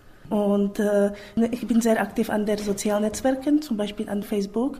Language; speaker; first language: German; non-native, fluent; Czech